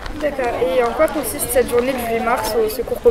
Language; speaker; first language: French; native; French